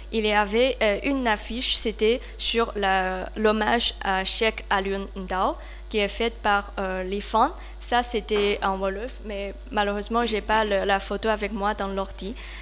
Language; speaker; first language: French; non-native, fluent; Chinese